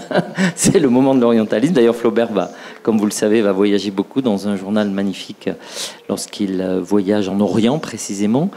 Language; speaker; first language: French; native; French